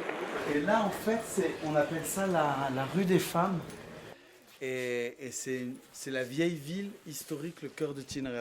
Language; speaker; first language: French; early bilingual, other home language; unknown